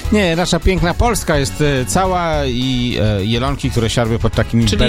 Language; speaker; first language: Polish; native; Polish